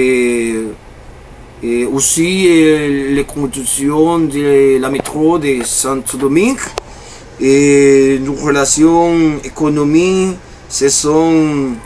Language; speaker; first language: French; non-native, learner; Spanish